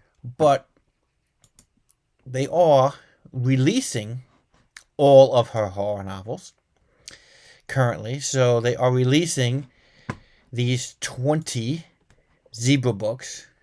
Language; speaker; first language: English; native; English